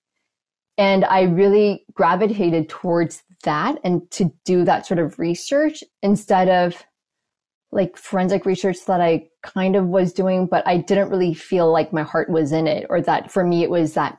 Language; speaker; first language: English; native; English